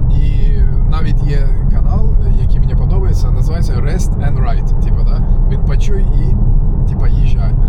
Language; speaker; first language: Ukrainian; non-native, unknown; Turkish